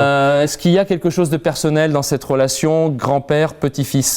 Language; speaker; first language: French; native; French